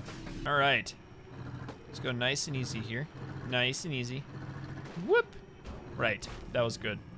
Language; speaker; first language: English; native; English